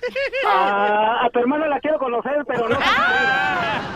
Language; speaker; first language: Spanish; native; Spanish